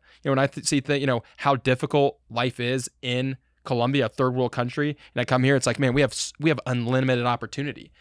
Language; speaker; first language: English; native; English